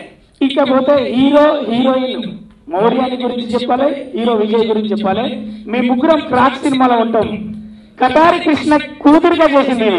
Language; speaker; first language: Telugu; native; Telugu